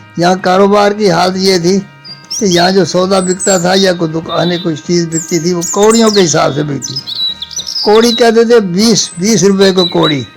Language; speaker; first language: Urdu; non-native, local second language; Punjabi